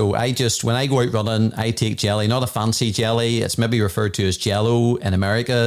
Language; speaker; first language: English; native; English